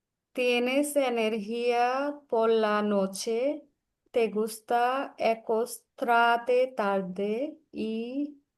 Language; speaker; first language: Spanish; non-native, learner; Bangla